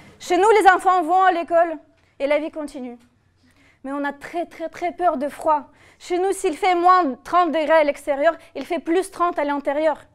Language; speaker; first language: French; non-native, fluent; Russian